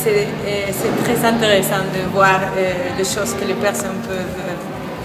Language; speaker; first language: French; non-native, learner; Spanish